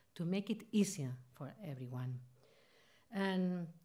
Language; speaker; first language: English; non-native, fluent; Spanish